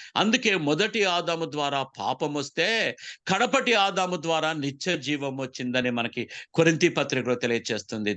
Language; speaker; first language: Telugu; non-native, local second language; Koya